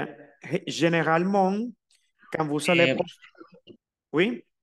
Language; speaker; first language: French; non-native, fluent; Spanish